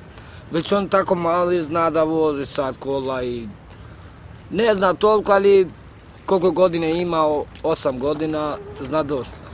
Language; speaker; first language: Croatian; non-native, local second language; Romany